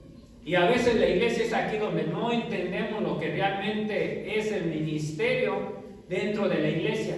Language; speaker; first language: Spanish; native; Spanish